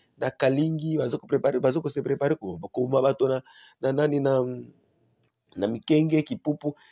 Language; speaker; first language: Lingala; non-native, local second language; Swahili